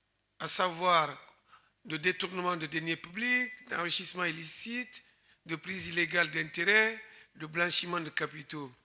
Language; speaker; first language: French; native; French